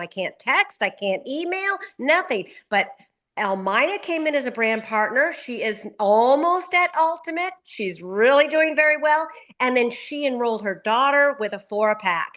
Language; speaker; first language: English; native; English